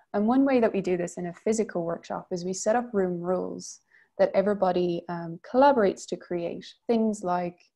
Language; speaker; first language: English; native; English